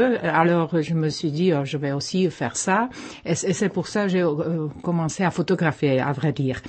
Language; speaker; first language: French; non-native, fluent; Czech